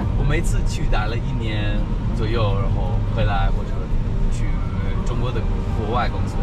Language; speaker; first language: Chinese; non-native, learner; English